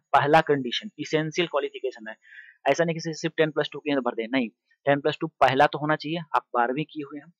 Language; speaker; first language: Hindi; native; Hindi